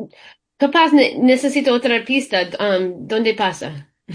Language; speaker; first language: Spanish; early bilingual, heritage; Spanish